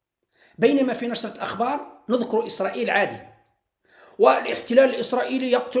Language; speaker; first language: Arabic; native; Arabic